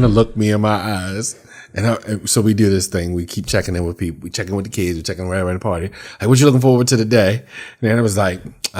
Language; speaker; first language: English; native; English